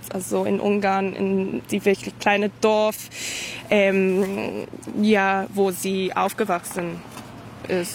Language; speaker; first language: German; non-native, fluent; English